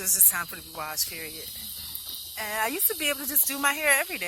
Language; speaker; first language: English; native; English